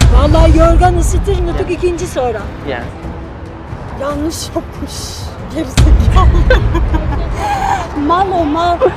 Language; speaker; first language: Turkish; native; Turkish